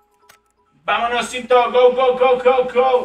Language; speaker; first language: Spanish; native; Spanish